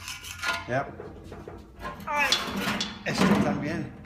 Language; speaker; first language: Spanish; non-native, learner; English